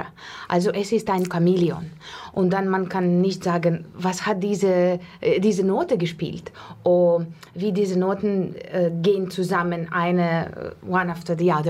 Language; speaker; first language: German; non-native, learner; Russian